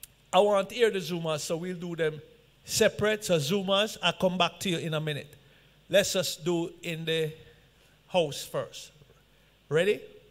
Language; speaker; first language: English; native; English